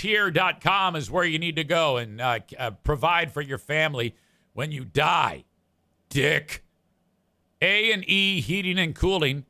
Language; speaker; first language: English; native; English